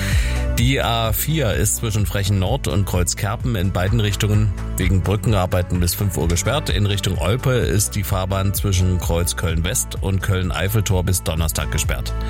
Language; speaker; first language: German; native; German